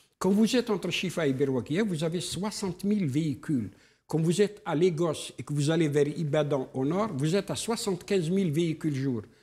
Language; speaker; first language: French; non-native, local second language; Arabic